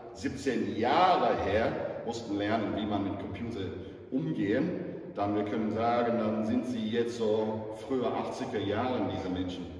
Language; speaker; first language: German; non-native, fluent; English